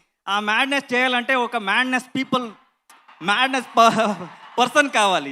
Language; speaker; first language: Telugu; non-native, learner; Kannada